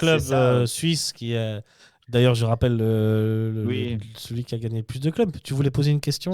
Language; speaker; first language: French; native; French